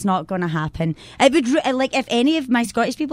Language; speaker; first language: English; native; English